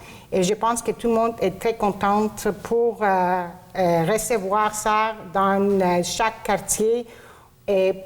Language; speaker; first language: French; non-native, local second language; Greek